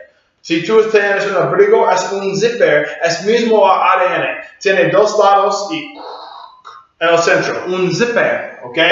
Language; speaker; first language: Spanish; non-native, learner; English